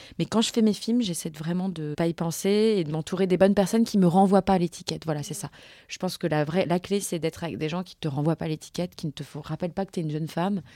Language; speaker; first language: French; native; French